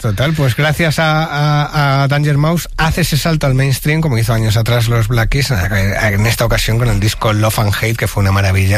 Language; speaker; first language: Spanish; native; Spanish